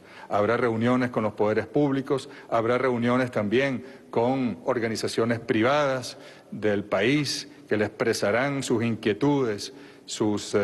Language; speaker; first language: Spanish; native; Spanish